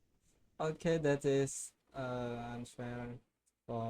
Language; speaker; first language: English; non-native, learner; Indonesian